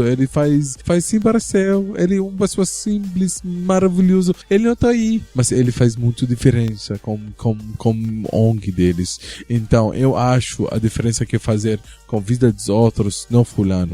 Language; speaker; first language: Portuguese; non-native, learner; Arabic